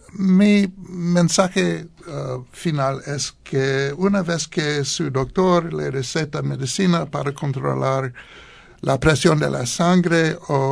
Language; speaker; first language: Spanish; non-native, learner; English